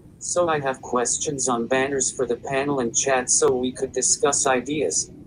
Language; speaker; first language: English; native; English